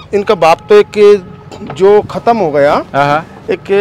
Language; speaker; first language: Hindi; native; Hindi